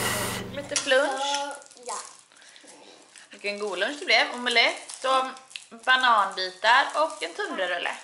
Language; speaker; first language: Swedish; native; Swedish